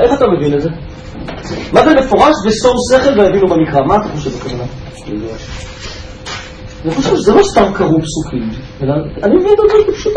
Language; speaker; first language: Hebrew; native; Hebrew